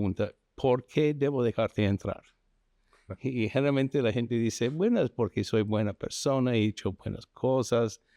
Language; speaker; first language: Spanish; non-native, fluent; English